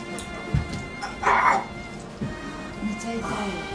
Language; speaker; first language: Japanese; non-native, learner; Chinese